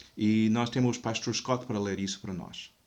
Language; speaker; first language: Portuguese; non-native, fluent; English